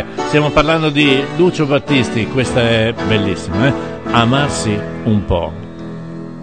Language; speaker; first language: Italian; native; Italian